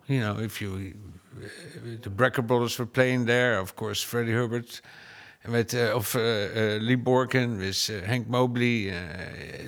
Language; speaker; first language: English; non-native, fluent; Dutch